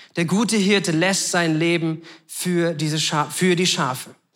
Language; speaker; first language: German; native; German